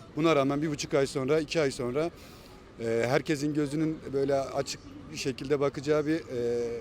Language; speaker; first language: Turkish; native; Turkish